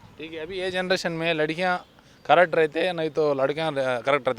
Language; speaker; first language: Hindi; non-native, local second language; Telugu